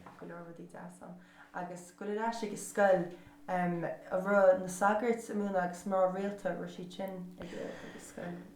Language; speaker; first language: Irish; native; Irish